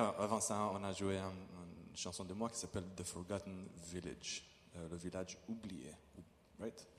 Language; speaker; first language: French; non-native, learner; Hebrew